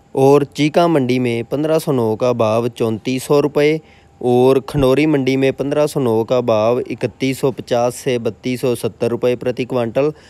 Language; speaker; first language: Hindi; non-native, local second language; Punjabi